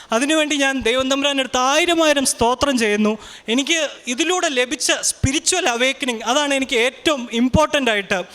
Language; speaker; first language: Malayalam; early bilingual, heritage; Malayalam